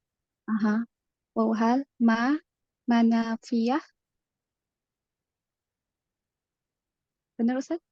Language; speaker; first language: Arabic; non-native, learner; Indonesian